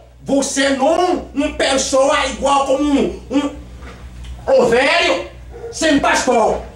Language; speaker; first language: Portuguese; non-native, learner; Haitian Creole